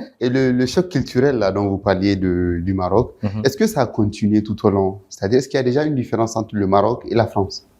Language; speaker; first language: French; non-native, local second language; Hausa